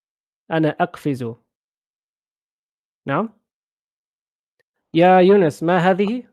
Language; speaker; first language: Arabic; non-native, fluent; English